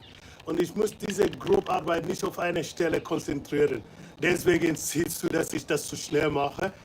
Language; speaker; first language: German; non-native, fluent; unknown